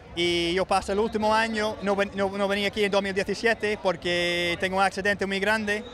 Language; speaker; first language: Spanish; non-native, fluent; English